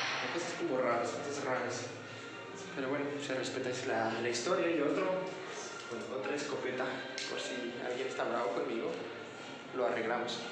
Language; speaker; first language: Spanish; non-native, fluent; French